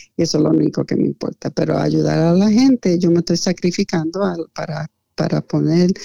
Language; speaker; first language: Spanish; early bilingual, heritage; Spanish